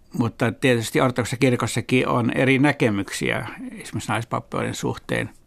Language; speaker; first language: Finnish; native; Finnish